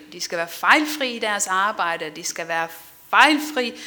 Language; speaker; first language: Danish; non-native, fluent; Dutch